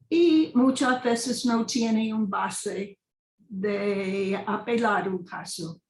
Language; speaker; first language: Spanish; non-native, fluent; English